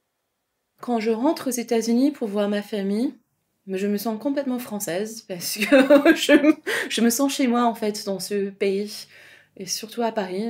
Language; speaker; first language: French; non-native, fluent; English